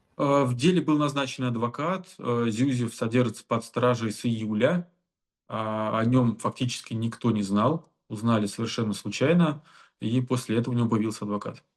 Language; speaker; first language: Russian; native; Russian